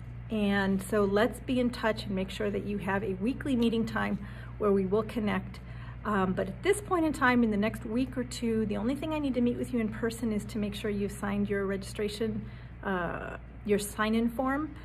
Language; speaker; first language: English; native; English